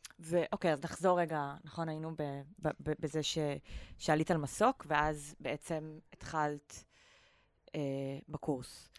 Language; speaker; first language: Hebrew; native; Hebrew